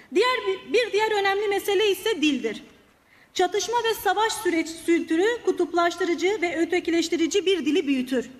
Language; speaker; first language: Turkish; non-native, local second language; Kurdish